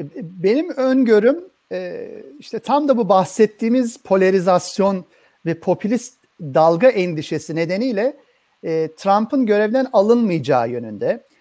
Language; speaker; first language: Turkish; native; Turkish